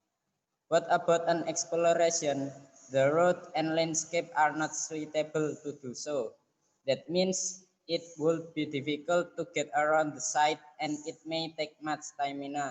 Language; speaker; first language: English; non-native, learner; Indonesian